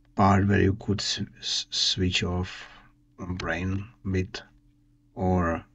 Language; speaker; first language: English; non-native, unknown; Czech